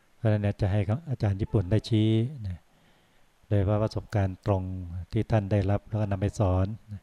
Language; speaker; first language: Thai; native; Thai